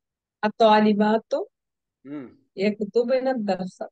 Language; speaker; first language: Arabic; non-native, learner; Malayalam